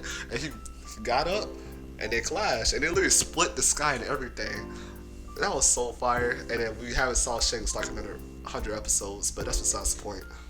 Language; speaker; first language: English; native; English